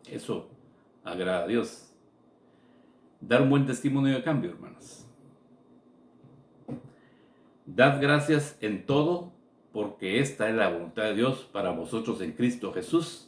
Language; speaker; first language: Spanish; native; Spanish